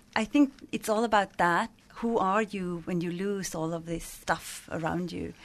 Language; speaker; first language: English; non-native, fluent; Swedish